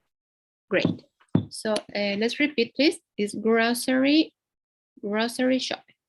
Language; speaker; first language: English; non-native, fluent; Spanish